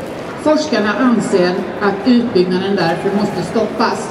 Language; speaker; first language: Swedish; native; Swedish